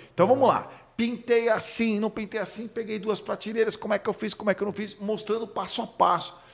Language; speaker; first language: Portuguese; early bilingual, other home language; Hebrew